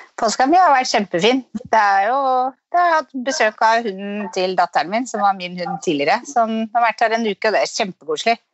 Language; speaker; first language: Norwegian; native; Norwegian